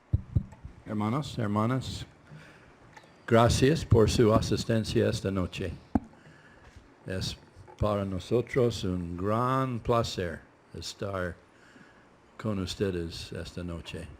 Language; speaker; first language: Spanish; non-native, learner; English